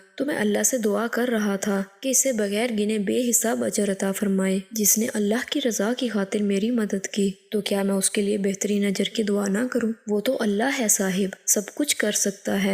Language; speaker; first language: Urdu; native; Urdu